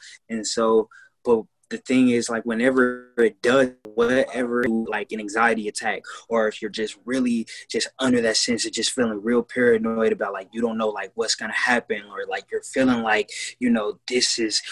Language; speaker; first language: English; native; English